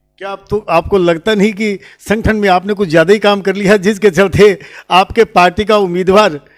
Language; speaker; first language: Hindi; native; Hindi